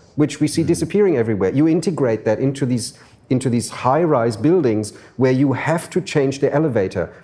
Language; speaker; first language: English; non-native, fluent; German